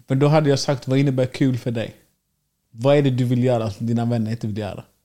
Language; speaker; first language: Swedish; early bilingual, other home language; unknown